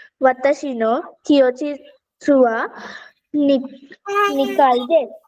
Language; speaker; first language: Japanese; non-native, learner; Sinhala